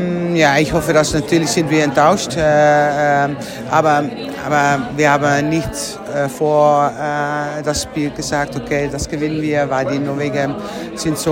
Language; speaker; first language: German; non-native, learner; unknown